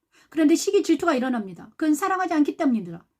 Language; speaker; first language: Korean; native; Korean